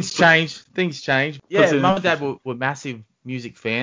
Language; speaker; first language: English; native; English